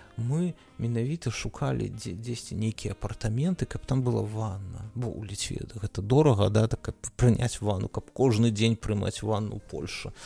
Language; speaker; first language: Belarusian; non-native, local second language; Russian